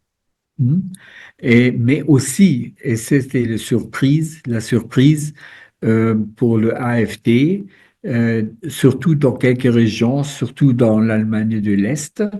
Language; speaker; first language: French; non-native, fluent; German